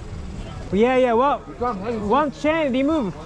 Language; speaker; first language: English; non-native, learner; Japanese